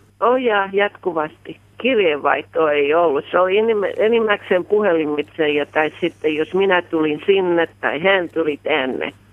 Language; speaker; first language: Finnish; early bilingual, heritage; Finnish